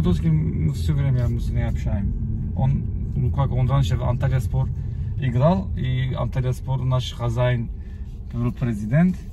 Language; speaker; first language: Russian; non-native, fluent; Turkish